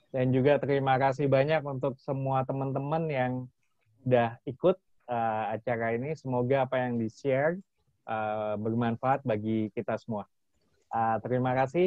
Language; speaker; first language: Indonesian; native; Indonesian